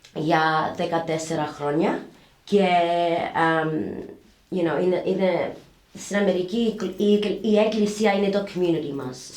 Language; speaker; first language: Greek; early bilingual, heritage; English